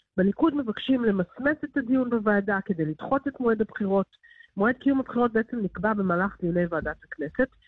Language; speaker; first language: Hebrew; native; Hebrew